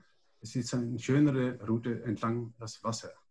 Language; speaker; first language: German; non-native, learner; Dutch